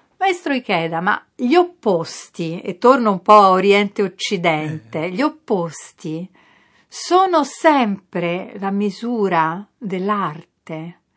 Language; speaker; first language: Italian; native; Italian